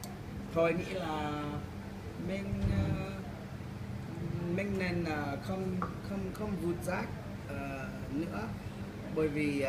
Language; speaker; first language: Vietnamese; non-native, learner; English